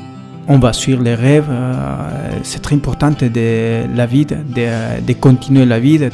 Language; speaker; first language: French; non-native, learner; Spanish